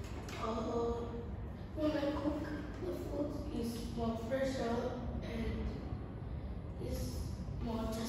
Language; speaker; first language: English; non-native, learner; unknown